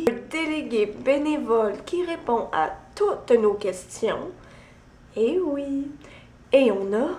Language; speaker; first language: French; native; French